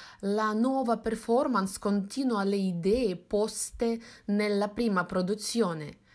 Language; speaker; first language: Italian; non-native, fluent; Russian